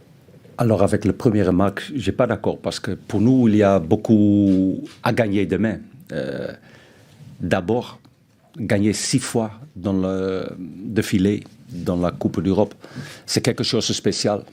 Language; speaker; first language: French; non-native, fluent; Dutch